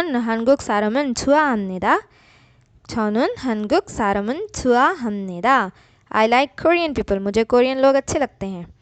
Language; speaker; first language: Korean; non-native, learner; Urdu